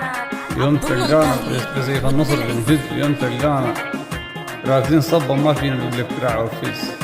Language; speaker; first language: Arabic; native; Arabic